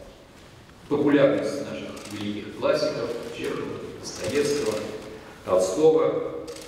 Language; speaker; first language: Russian; native; Russian